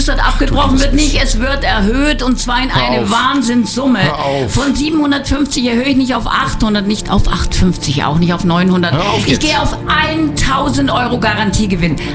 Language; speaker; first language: German; native; German